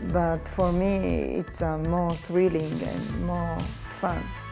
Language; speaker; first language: English; non-native, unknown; Japanese